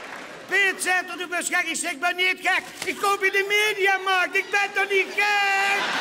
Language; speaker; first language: Dutch; non-native, local second language; Limburgish